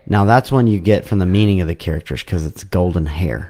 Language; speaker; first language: English; native; English